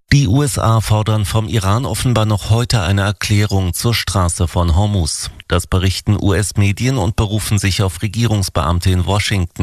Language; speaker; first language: German; native; German